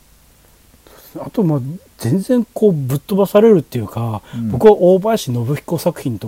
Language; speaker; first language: Japanese; native; Japanese